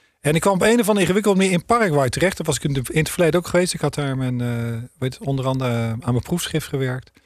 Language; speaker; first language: Dutch; native; Dutch